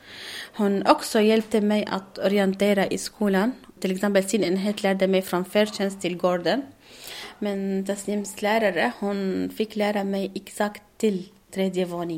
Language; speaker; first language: Swedish; non-native, learner; Arabic